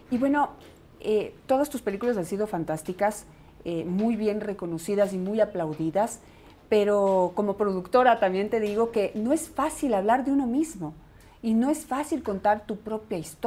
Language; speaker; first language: Spanish; native; Spanish